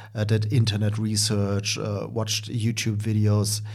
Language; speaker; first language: English; non-native, fluent; German